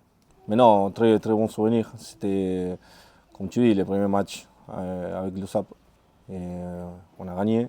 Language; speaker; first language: French; non-native, fluent; Spanish